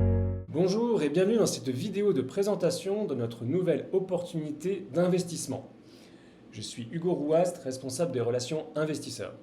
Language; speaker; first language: French; native; French